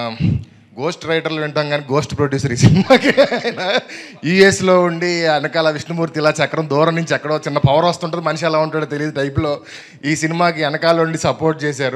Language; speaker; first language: Telugu; native; Telugu